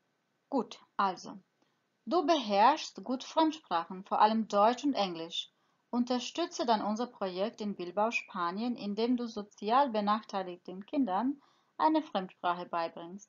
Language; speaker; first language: German; non-native, fluent; Croatian